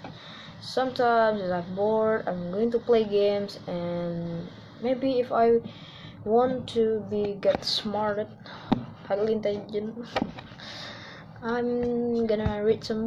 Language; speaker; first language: English; non-native, learner; Indonesian